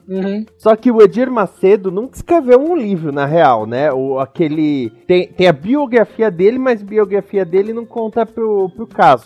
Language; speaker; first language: Portuguese; native; Portuguese